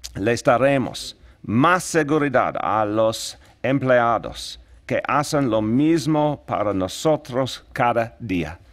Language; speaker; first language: Spanish; non-native, learner; English